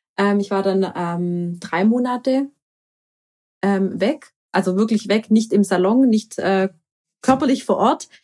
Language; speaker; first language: German; early bilingual, other home language; Croatian